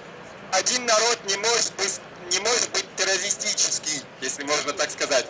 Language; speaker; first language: Russian; non-native, fluent; French